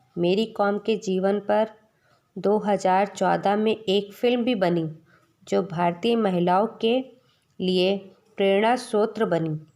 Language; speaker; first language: Hindi; native; Hindi